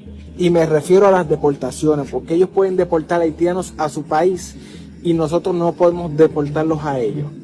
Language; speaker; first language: Spanish; native; Spanish